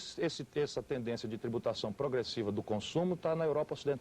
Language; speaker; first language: Portuguese; native; Portuguese